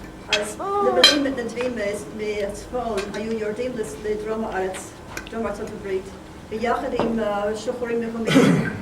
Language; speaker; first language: Hebrew; non-native, fluent; English